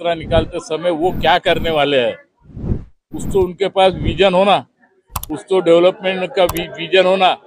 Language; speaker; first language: Hindi; non-native, local second language; Marathi